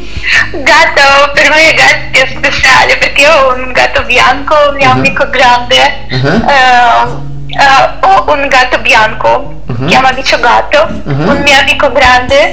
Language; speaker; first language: Italian; non-native, learner; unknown